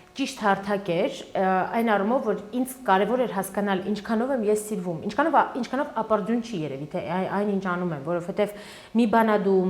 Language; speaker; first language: Armenian; early bilingual, heritage; Armenian